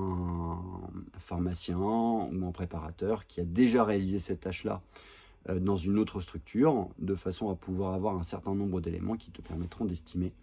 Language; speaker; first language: French; native; French